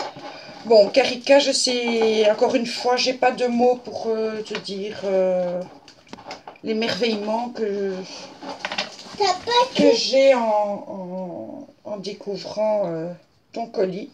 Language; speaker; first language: French; native; French